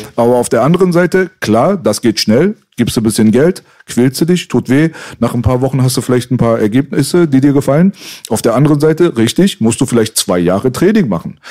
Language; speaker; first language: German; early bilingual, other home language; Persian